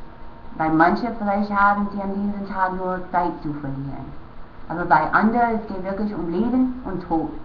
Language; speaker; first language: German; non-native, fluent; English